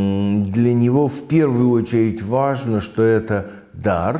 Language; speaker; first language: Russian; native; Russian